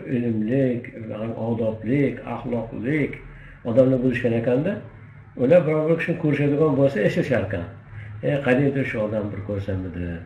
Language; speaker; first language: Uzbek; native; Uzbek